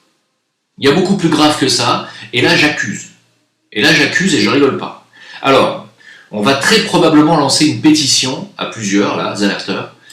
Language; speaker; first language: French; native; French